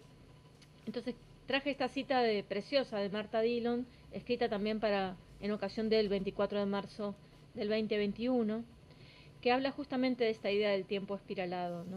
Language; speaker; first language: Spanish; native; Spanish